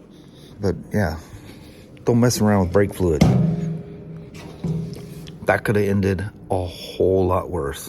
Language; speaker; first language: English; native; English